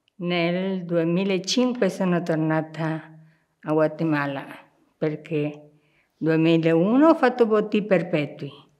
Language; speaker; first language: Italian; non-native, fluent; Spanish